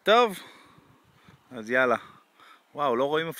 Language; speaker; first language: Hebrew; native; Hebrew